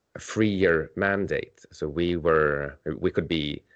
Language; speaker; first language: English; non-native, fluent; Swedish